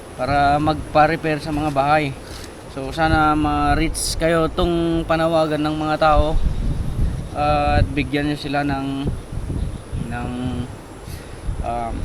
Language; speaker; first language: Filipino; non-native, local second language; Iloko